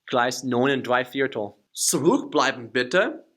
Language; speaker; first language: German; non-native, fluent; English